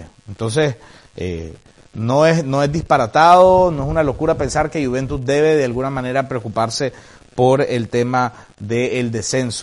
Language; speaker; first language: Spanish; native; Spanish